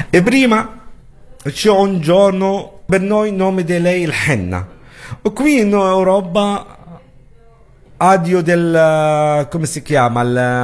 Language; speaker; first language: Italian; non-native, learner; Arabic